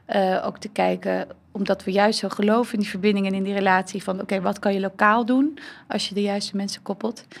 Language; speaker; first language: Dutch; early bilingual, heritage; Dutch